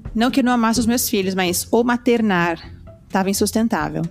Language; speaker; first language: Portuguese; early bilingual, heritage; Portuguese